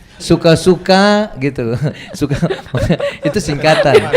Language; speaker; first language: Indonesian; native; Indonesian